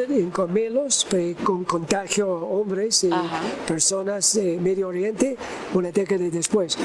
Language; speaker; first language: Spanish; non-native, learner; English